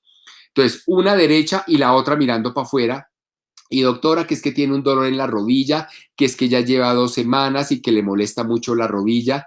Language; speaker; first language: Spanish; native; Spanish